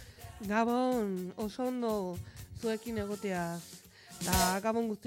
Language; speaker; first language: Basque; non-native, local second language; Spanish